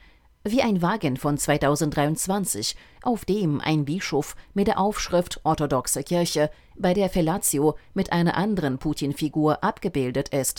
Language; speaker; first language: German; native; German